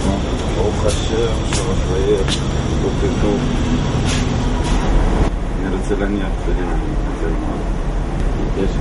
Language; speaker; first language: Hebrew; non-native, learner; Russian